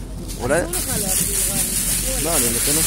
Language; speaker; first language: Hebrew; native; Hebrew